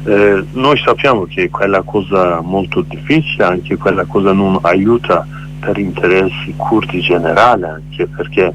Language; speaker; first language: Italian; non-native, learner; Kurdish